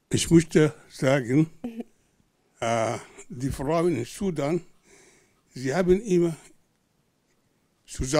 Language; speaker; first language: German; non-native, learner; Arabic